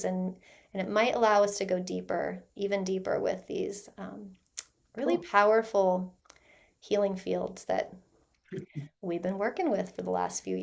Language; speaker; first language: English; native; English